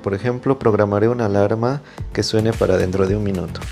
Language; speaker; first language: Spanish; native; Spanish